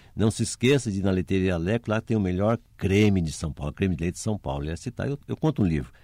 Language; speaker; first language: Portuguese; native; Portuguese